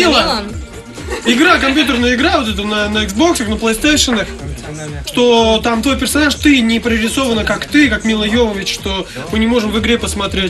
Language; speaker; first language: Russian; native; Russian